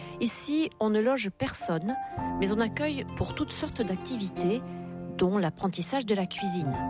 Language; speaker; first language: French; native; French